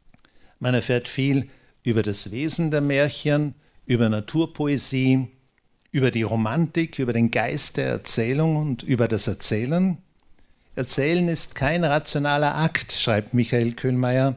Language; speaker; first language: German; native; German